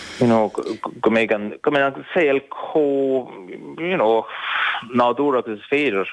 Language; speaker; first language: Irish; native; Irish